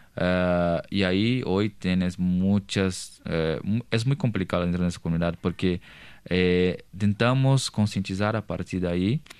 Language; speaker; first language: Spanish; non-native, learner; Portuguese